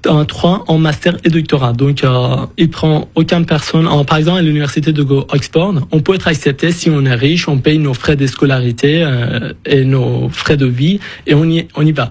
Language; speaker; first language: French; non-native, fluent; Persian